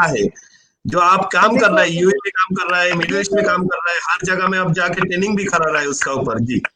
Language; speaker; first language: Hindi; non-native, learner; Bangla